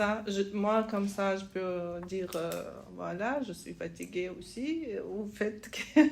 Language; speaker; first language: French; non-native, learner; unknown